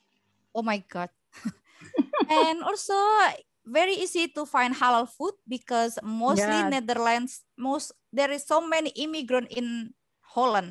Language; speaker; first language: English; non-native, learner; Indonesian